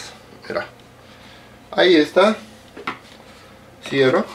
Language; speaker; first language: Spanish; non-native, learner; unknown